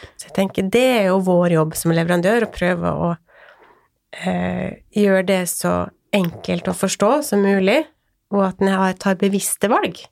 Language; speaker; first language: Norwegian; native; Norwegian